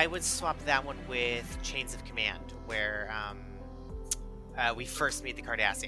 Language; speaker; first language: English; native; English